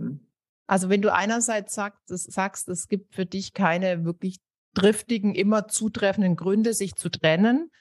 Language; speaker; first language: German; native; German